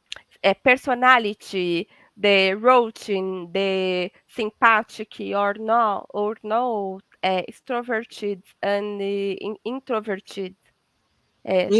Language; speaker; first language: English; non-native, learner; Portuguese